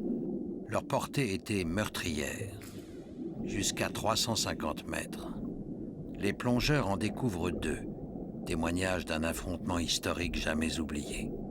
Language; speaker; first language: French; native; French